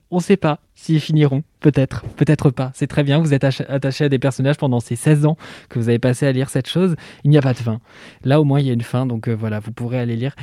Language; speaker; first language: French; native; French